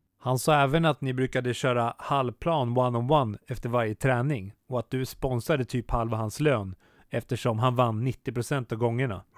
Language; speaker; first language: Swedish; native; Swedish